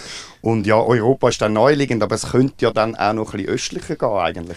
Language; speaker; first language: German; native; German